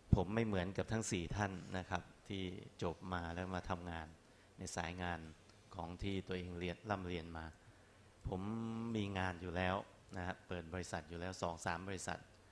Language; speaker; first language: Thai; non-native, local second language; Chinese